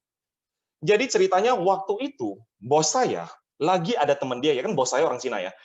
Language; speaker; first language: Indonesian; native; Indonesian